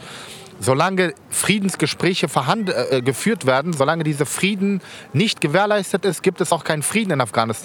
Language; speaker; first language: German; early bilingual, other home language; Persian